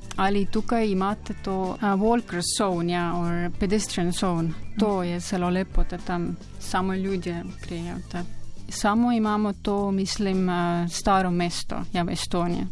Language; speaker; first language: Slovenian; non-native, learner; Estonian